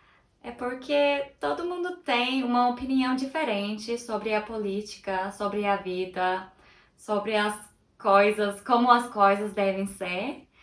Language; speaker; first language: Portuguese; non-native, fluent; Turkish